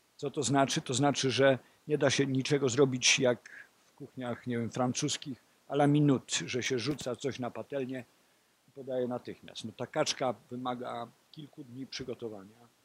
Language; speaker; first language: Polish; native; Polish